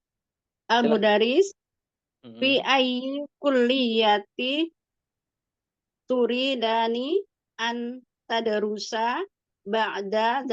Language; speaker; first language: Arabic; non-native, learner; Indonesian